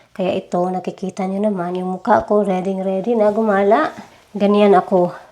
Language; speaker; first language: Filipino; native; Filipino